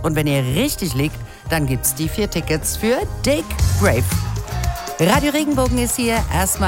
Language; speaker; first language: German; native; German